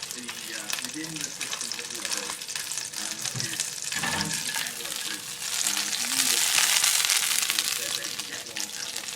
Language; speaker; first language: English; native; English